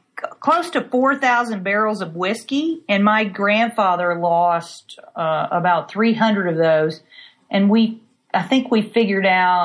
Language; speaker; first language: English; native; English